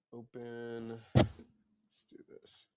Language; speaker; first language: English; native; English